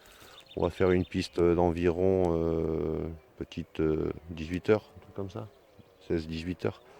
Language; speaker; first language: French; native; French